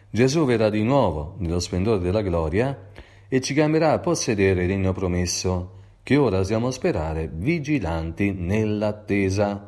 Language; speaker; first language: Italian; native; Italian